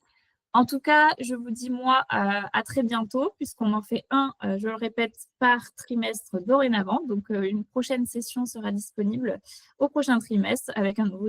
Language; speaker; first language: French; native; French